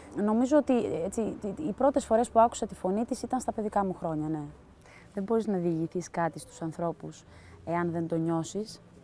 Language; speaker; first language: Greek; early bilingual, heritage; Greek